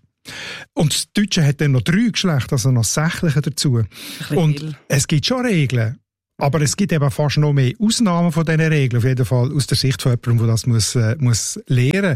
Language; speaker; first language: German; native; German